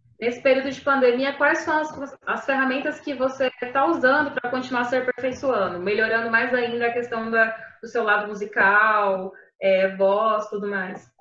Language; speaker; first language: Portuguese; native; Portuguese